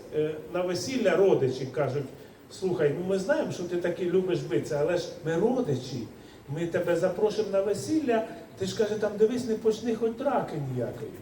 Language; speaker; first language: Ukrainian; native; Ukrainian